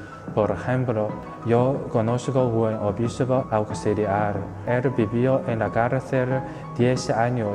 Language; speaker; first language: Spanish; non-native, learner; Chinese